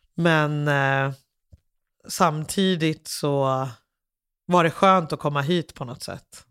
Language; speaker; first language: Swedish; early bilingual, other home language; English